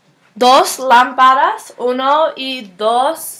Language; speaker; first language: Spanish; non-native, learner; English